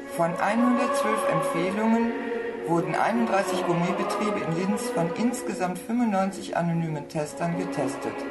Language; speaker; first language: German; native; German